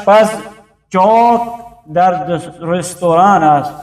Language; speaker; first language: Persian; non-native, fluent; Urdu